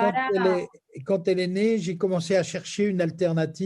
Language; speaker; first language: French; native; French